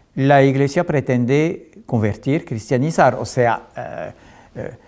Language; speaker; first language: Spanish; non-native, fluent; French